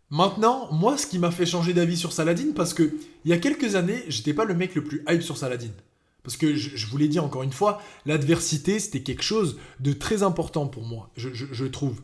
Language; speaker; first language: French; native; French